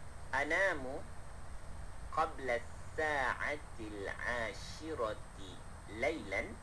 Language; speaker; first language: Arabic; non-native, fluent; Malay